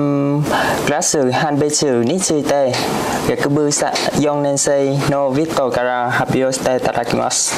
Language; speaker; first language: Japanese; non-native, learner; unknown